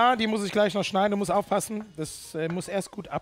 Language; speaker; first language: German; native; German